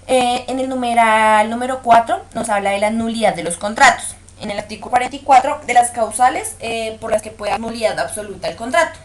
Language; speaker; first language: Spanish; native; Spanish